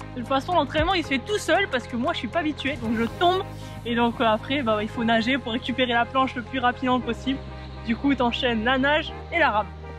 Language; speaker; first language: French; native; French